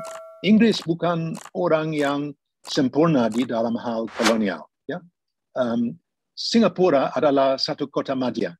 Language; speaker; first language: Indonesian; non-native, fluent; English